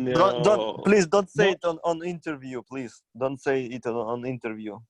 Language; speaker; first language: English; non-native, fluent; Russian